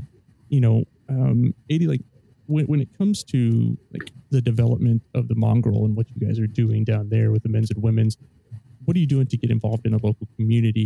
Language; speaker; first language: English; native; English